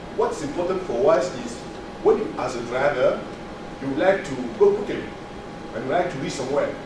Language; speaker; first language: English; non-native, learner; French